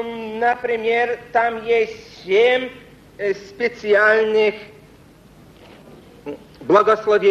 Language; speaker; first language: Russian; non-native, fluent; Polish